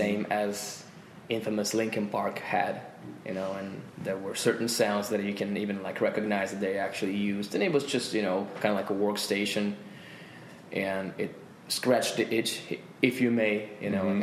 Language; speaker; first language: English; non-native, fluent; Russian